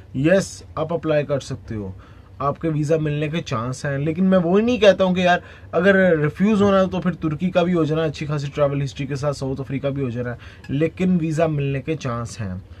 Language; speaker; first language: Urdu; non-native, local second language; Punjabi